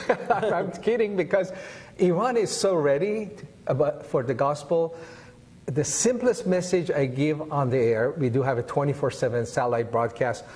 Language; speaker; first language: English; non-native, fluent; Persian